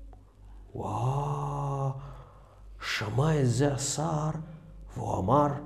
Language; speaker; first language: Hebrew; non-native, fluent; Russian